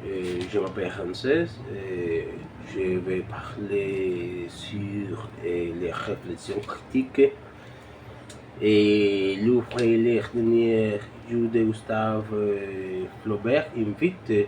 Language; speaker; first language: French; non-native, learner; Spanish